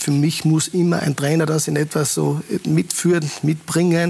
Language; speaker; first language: German; native; German